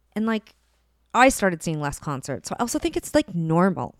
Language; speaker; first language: English; native; English